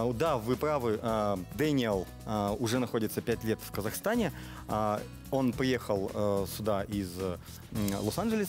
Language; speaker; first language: Russian; native; Russian